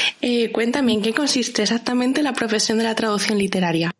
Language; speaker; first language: Spanish; native; Spanish